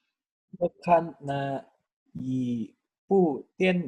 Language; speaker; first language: Chinese; non-native, learner; Indonesian